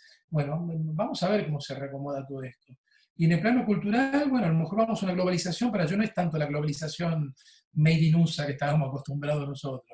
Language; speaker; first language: Spanish; native; Spanish